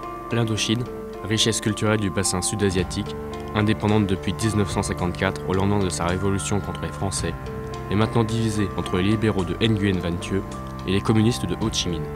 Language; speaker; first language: French; native; French